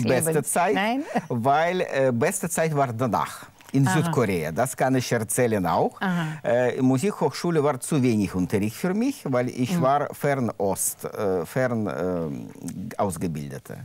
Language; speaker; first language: German; non-native, learner; Russian